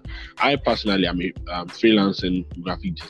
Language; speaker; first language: English; non-native, local second language; Yoruba